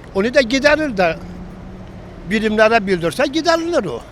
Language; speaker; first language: Turkish; native; Turkish